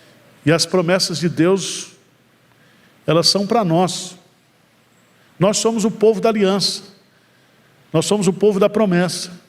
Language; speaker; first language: Portuguese; native; Portuguese